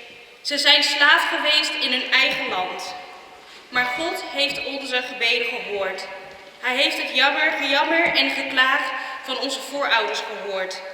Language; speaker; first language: Dutch; early bilingual, other home language; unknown